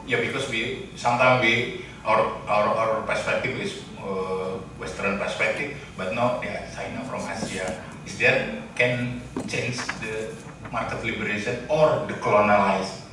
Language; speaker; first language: English; non-native, learner; Indonesian